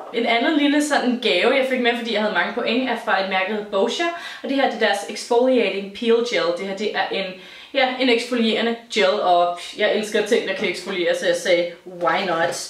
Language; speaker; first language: Danish; native; Danish